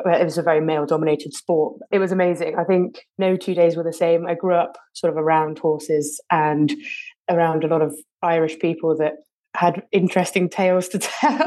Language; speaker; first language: English; native; English